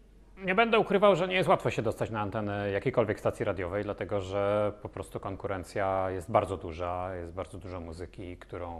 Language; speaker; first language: Polish; native; Polish